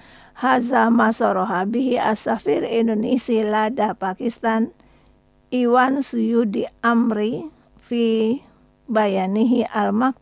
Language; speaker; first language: Arabic; non-native, fluent; Indonesian